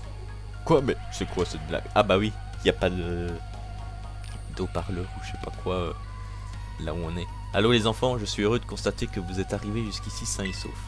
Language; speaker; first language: French; native; French